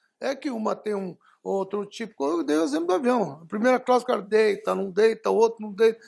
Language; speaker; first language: Portuguese; early bilingual, other home language; Arabic